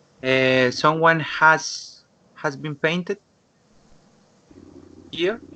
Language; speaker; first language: English; non-native, learner; Spanish